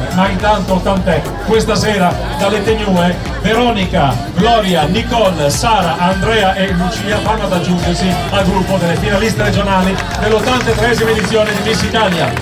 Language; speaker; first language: Italian; native; Italian